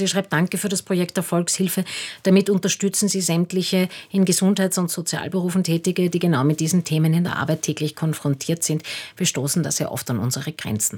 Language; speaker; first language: German; native; German